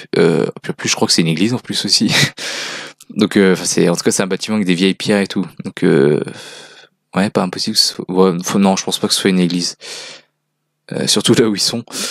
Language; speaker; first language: French; native; French